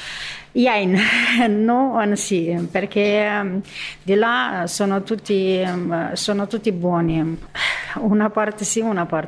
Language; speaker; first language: Italian; non-native, learner; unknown